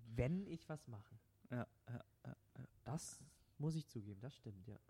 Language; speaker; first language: German; non-native, local second language; Vietnamese